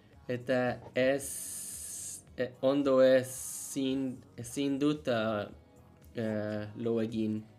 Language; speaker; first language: Basque; non-native, learner; English